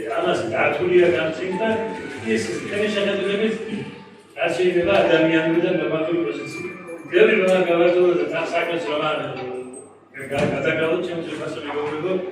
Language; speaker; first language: Georgian; non-native, local second language; Mingrelian